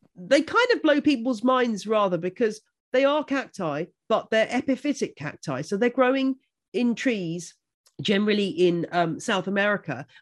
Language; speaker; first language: English; native; English